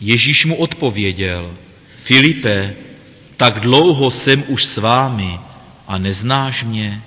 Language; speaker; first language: Czech; native; Czech